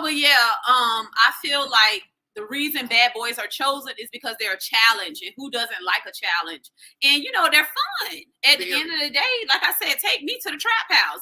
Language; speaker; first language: English; native; English